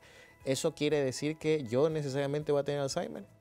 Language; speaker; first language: Spanish; native; Spanish